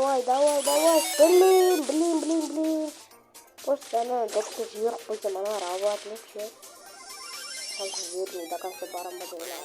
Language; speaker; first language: Russian; non-native, local second language; Kazakh